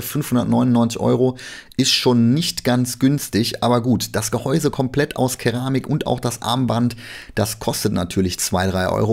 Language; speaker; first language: German; native; German